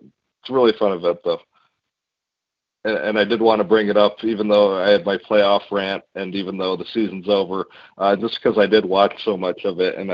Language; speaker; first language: English; native; English